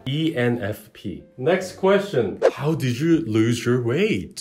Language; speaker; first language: English; non-native, fluent; Korean